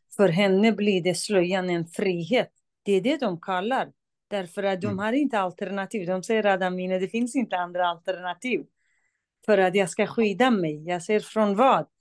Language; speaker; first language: Swedish; non-native, fluent; Kurdish